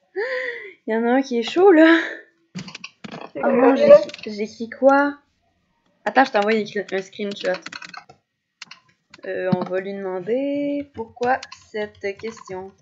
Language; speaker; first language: French; native; French